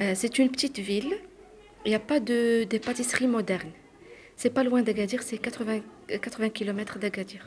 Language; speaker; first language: French; non-native, local second language; Arabic